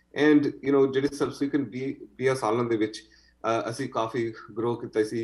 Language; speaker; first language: Punjabi; early bilingual, heritage; Punjabi